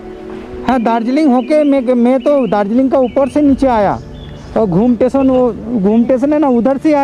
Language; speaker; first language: Hindi; non-native, local second language; Bangla